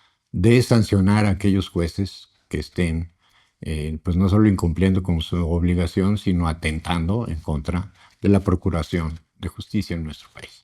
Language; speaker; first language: Spanish; native; Spanish